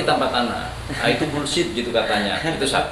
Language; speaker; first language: Indonesian; native; Indonesian